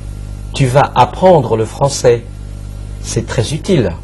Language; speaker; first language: French; non-native, fluent; Chinese